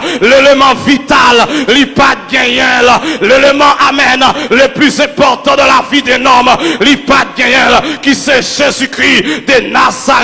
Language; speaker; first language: French; non-native, local second language; Haitian Creole